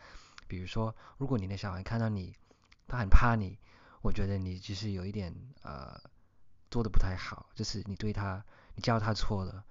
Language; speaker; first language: Chinese; early bilingual, heritage; Chinese